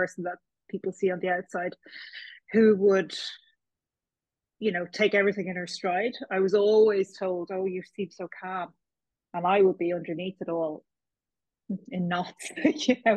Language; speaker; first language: English; native; English